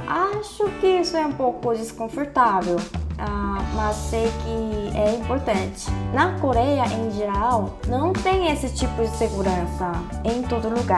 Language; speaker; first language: Portuguese; non-native, fluent; Korean